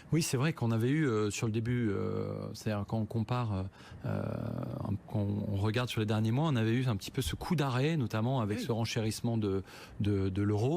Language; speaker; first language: French; native; French